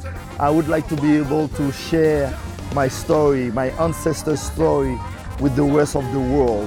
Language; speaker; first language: English; non-native, fluent; Haitian Creole